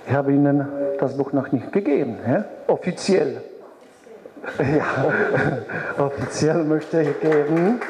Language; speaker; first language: German; non-native, fluent; Polish